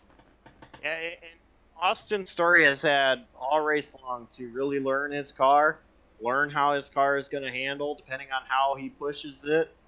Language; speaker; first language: English; native; English